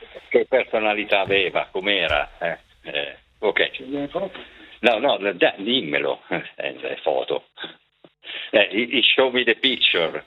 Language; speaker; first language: Italian; native; Italian